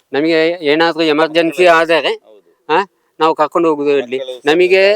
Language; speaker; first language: Kannada; native; Kannada